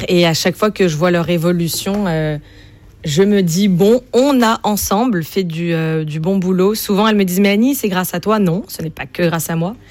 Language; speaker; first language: French; native; French